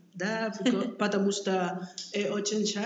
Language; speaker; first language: Russian; non-native, learner; Spanish